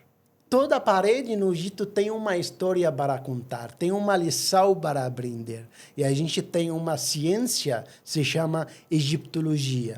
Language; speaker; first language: Portuguese; non-native, fluent; Arabic